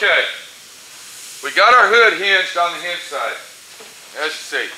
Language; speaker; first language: English; native; English